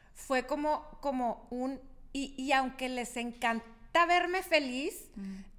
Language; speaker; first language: Spanish; native; Spanish